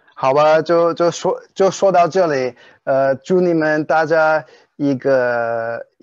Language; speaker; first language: Chinese; non-native, fluent; English